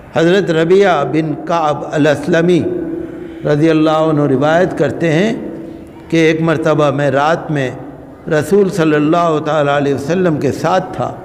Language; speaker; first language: Urdu; native; Urdu